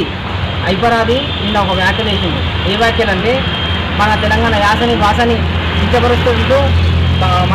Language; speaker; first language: Telugu; native; Telugu